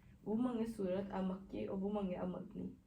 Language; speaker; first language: Norwegian; early bilingual, other home language; Urdu